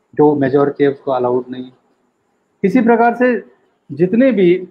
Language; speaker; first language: Hindi; native; Hindi